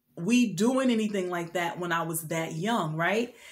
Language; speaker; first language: English; native; English